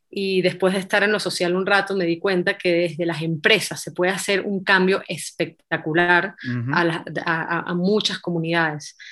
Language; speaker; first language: Spanish; native; Spanish